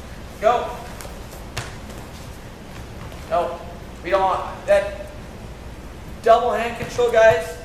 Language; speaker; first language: English; native; English